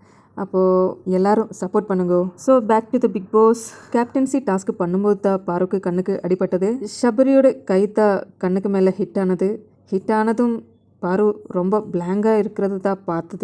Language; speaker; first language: Tamil; non-native, fluent; Malayalam